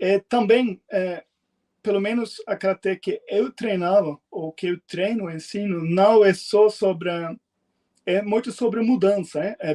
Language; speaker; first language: Portuguese; non-native, fluent; Swedish